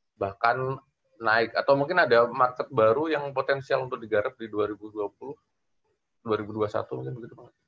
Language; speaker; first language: Indonesian; native; Indonesian